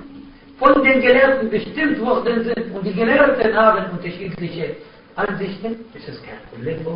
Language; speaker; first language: German; non-native, fluent; Arabic